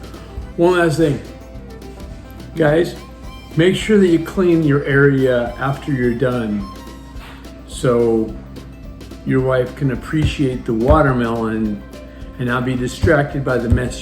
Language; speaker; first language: English; native; English